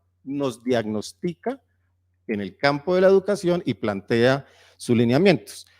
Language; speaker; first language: Spanish; native; Spanish